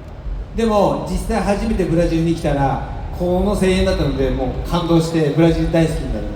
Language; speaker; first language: Japanese; native; Japanese